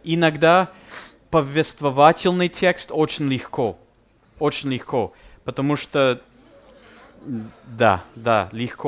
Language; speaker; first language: Russian; non-native, fluent; English